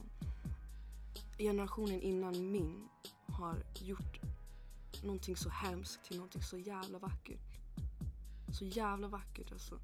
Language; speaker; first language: Swedish; early bilingual, other home language; English